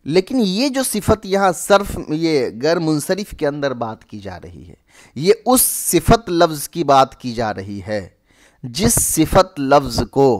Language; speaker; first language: Hindi; native; Hindi